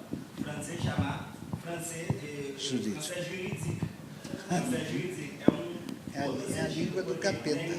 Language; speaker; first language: Portuguese; non-native, learner; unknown